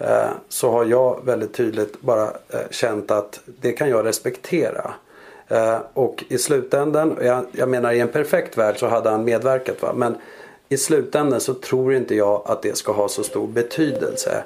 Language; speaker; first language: Swedish; native; Swedish